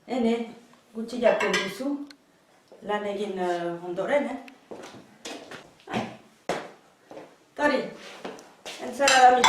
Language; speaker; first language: Basque; non-native, learner; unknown